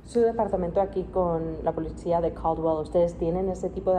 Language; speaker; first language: Spanish; native; Spanish